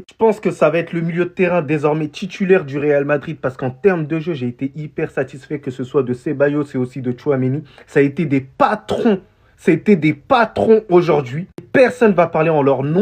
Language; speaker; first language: French; native; French